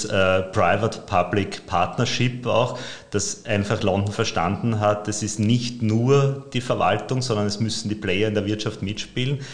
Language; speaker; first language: German; native; German